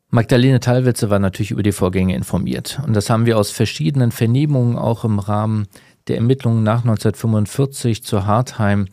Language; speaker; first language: German; native; German